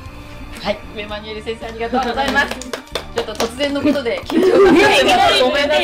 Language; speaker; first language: Japanese; native; Japanese